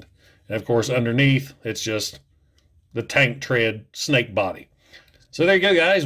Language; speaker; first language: English; native; English